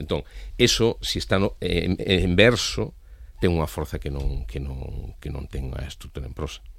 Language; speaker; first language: Galician; non-native, local second language; Spanish